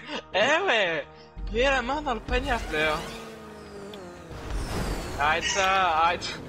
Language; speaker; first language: French; native; French